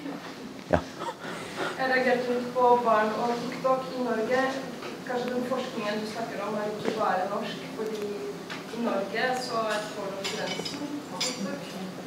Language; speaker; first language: Norwegian; non-native, fluent; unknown